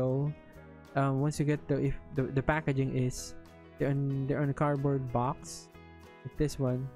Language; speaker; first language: English; non-native, local second language; Filipino